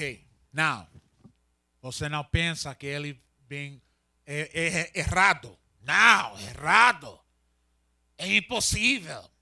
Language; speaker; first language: Portuguese; non-native, learner; Spanish